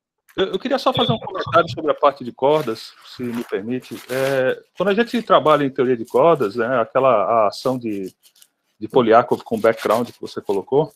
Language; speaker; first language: Portuguese; native; Portuguese